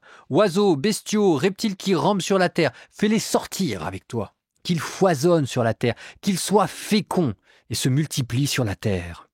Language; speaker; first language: French; native; French